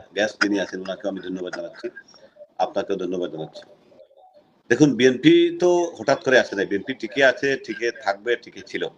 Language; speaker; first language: Bangla; native; Bangla